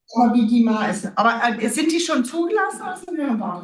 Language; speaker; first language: German; native; German